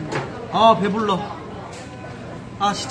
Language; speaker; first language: Korean; native; Korean